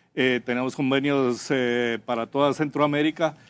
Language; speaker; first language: Spanish; native; Spanish